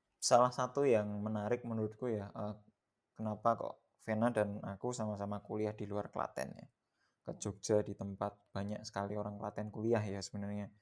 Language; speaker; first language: Indonesian; native; Indonesian